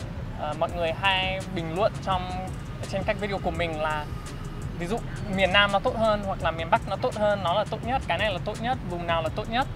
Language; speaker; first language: Vietnamese; non-native, fluent; English